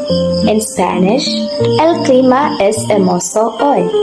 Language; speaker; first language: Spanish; non-native, learner; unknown